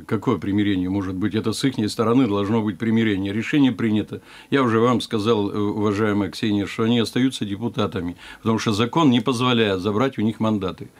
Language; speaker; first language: Russian; native; Russian